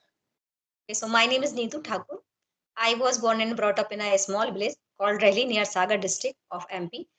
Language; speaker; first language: English; non-native, learner; Hindi